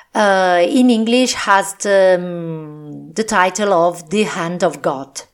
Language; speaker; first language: English; non-native, fluent; Italian